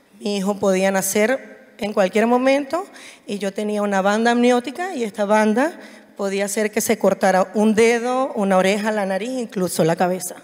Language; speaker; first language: Spanish; native; Spanish